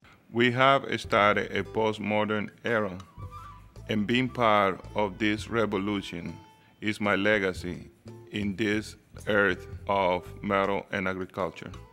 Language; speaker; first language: English; non-native, fluent; Spanish